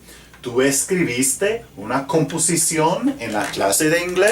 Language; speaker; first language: Spanish; non-native, fluent; English